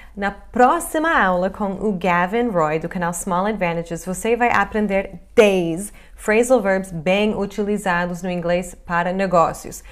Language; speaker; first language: Portuguese; non-native, fluent; English